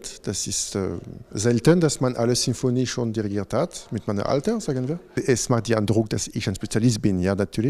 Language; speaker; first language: German; non-native, fluent; French